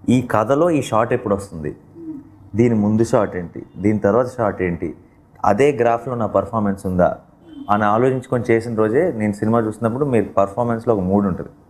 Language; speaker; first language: Telugu; native; Telugu